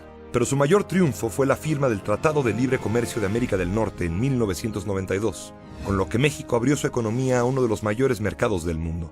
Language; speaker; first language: Spanish; native; Spanish